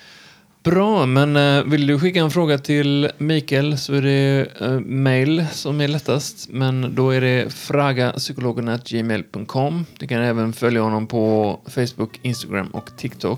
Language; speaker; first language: Swedish; native; Swedish